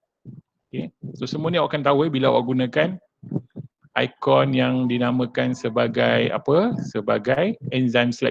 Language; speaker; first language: Malay; native; Malay